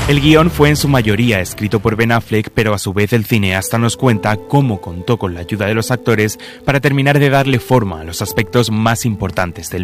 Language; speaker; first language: Spanish; native; Spanish